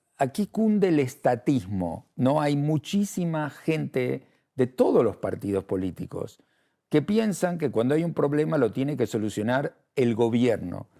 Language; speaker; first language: Spanish; native; Spanish